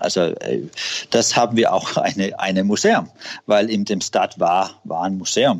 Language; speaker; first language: German; non-native, learner; Danish